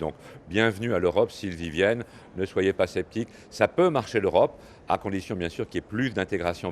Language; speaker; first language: French; native; French